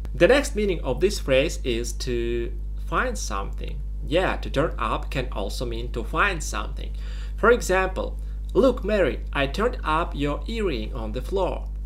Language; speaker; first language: English; non-native, fluent; Russian